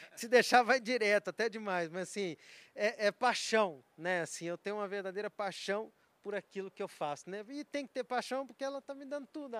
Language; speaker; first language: Portuguese; native; Portuguese